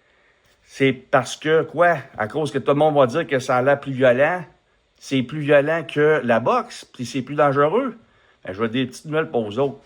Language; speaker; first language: French; native; French